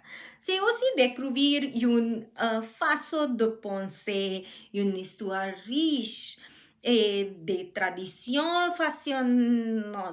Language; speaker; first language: French; non-native, learner; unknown